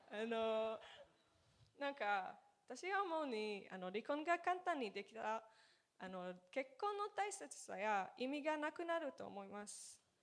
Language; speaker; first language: Japanese; non-native, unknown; Hebrew